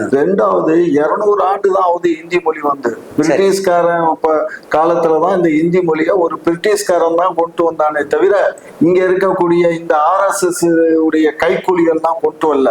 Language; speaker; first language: Tamil; non-native, local second language; Telugu